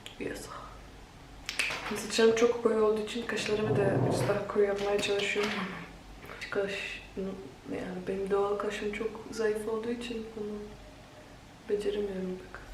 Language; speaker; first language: Turkish; non-native, fluent; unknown